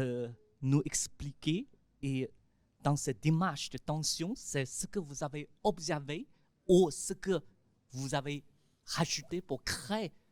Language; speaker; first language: French; non-native, fluent; Chinese